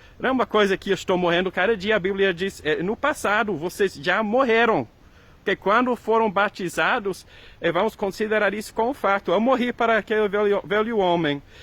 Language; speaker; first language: Portuguese; non-native, fluent; English